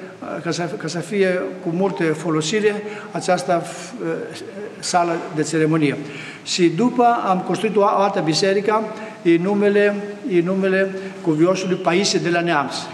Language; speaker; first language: Romanian; non-native, fluent; Greek